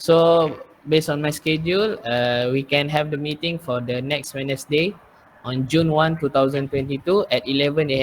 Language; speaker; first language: English; non-native, learner; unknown